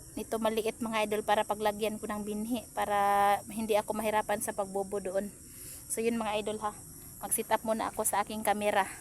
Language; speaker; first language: Filipino; non-native, local second language; Cebuano